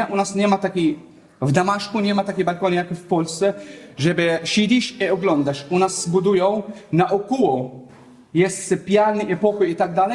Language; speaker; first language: Polish; non-native, learner; Arabic